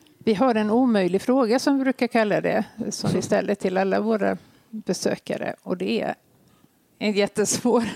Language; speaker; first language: Swedish; native; Swedish